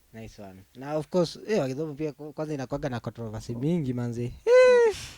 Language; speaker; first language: Swahili; native; Swahili